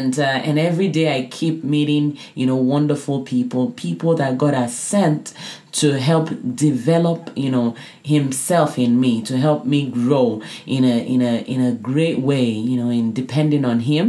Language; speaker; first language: English; non-native, local second language; Yoruba